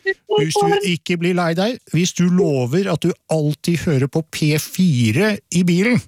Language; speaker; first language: Norwegian; native; Norwegian